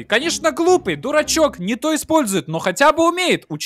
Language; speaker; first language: Russian; native; Russian